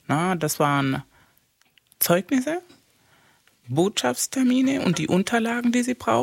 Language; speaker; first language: German; non-native, fluent; Spanish